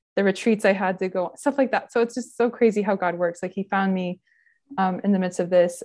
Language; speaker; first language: English; native; English